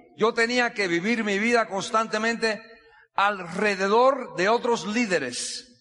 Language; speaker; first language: Spanish; non-native, fluent; English